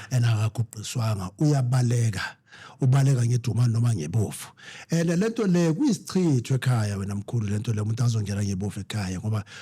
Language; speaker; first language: Zulu; non-native, local second language; Southern Sotho